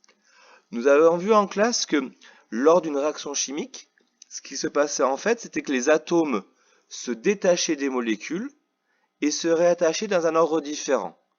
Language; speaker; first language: French; native; French